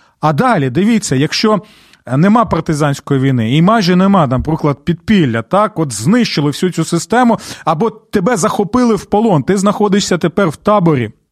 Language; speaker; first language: Ukrainian; non-native, local second language; Russian